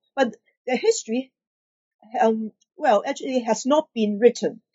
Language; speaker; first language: English; non-native, local second language; Cantonese